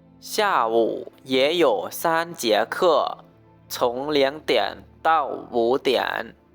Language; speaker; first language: Chinese; non-native, learner; Lao